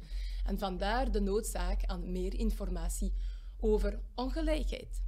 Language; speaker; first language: Dutch; non-native, local second language; French